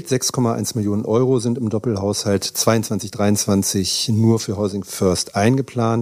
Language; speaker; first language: German; native; German